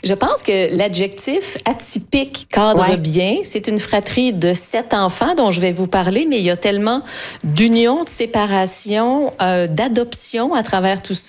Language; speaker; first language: French; native; French